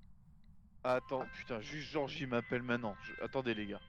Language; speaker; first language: French; native; French